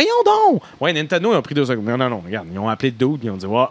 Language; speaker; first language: French; native; French